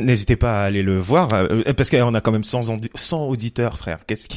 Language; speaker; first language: French; native; French